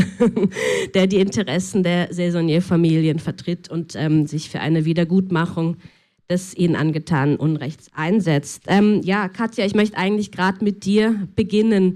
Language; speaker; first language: German; native; German